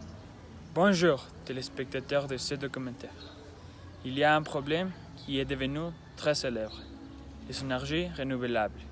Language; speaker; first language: French; non-native, learner; Spanish